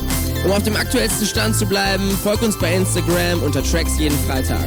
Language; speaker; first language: German; native; German